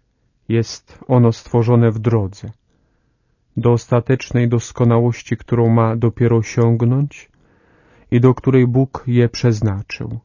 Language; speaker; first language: Polish; native; Polish